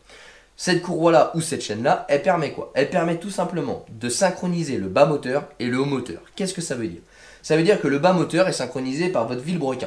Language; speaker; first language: French; native; French